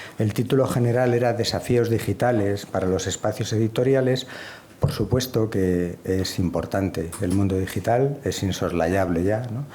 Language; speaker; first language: Spanish; native; Spanish